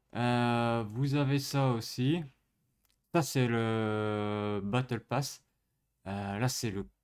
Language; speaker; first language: French; native; French